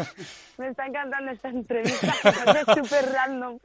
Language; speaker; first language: Spanish; native; Spanish